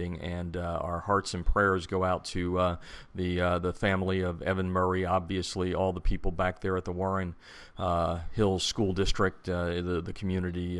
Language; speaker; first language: English; native; English